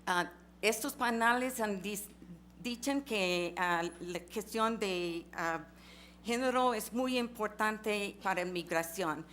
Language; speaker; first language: Spanish; non-native, fluent; English